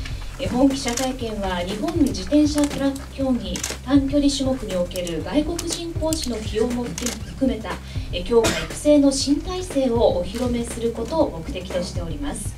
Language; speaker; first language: Japanese; native; Japanese